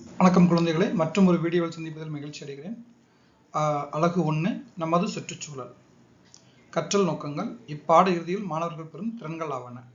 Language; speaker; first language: Tamil; native; Tamil